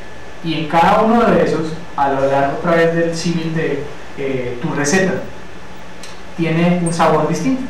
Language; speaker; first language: Spanish; native; Spanish